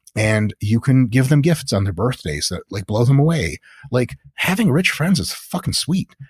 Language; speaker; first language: English; early bilingual, other home language; Russian